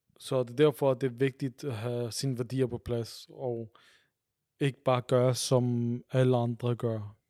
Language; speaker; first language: Danish; early bilingual, other home language; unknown